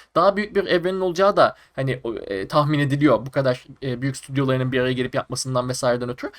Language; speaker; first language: Turkish; native; Turkish